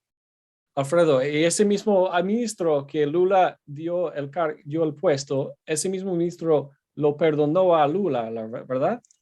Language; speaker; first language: Spanish; non-native, fluent; English